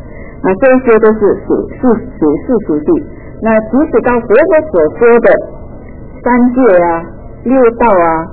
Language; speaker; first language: Chinese; native; Chinese